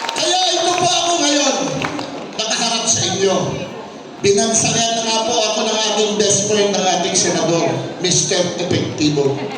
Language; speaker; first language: Filipino; native; Filipino